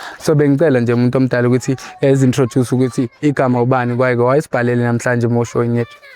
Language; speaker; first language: Zulu; non-native, local second language; Xhosa